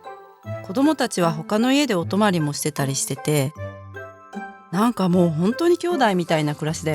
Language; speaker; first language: Japanese; native; Japanese